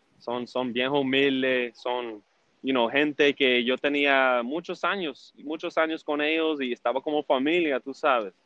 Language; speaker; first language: Spanish; early bilingual, heritage; English